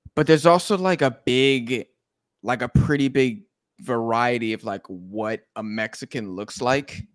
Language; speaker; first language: English; native; English